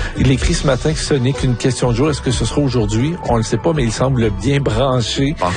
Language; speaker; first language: French; native; French